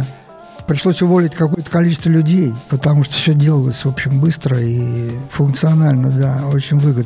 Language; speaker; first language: Russian; native; Russian